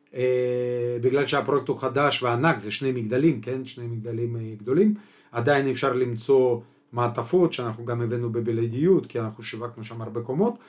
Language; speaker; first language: Hebrew; non-native, fluent; Russian